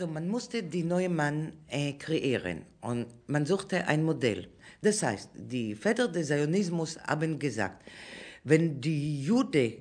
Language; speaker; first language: German; non-native, fluent; Hebrew